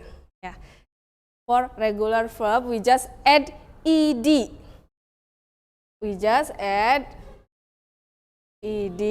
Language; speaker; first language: English; non-native, fluent; Indonesian